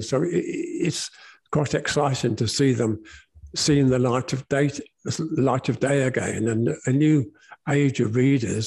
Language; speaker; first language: English; native; English